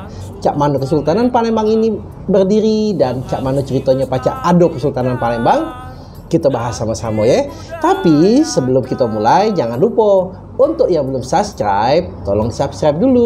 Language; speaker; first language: Indonesian; native; Indonesian